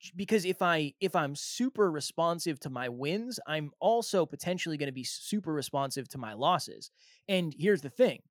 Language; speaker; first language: English; native; English